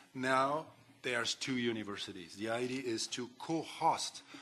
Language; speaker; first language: English; non-native, fluent; French